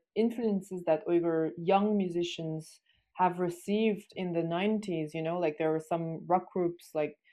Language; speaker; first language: English; non-native, fluent; Chinese